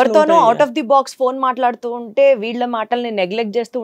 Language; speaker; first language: Telugu; native; Telugu